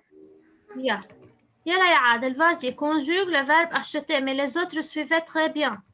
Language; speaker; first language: French; non-native, local second language; Arabic